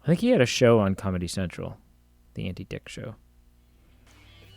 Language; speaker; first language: English; native; English